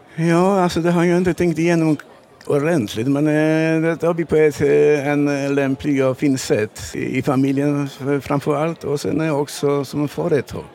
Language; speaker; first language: Swedish; non-native, fluent; Polish